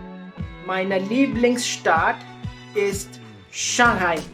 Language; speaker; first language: German; non-native, fluent; Marathi